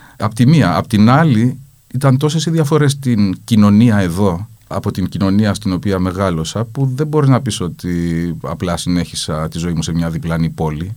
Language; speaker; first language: Greek; native; Greek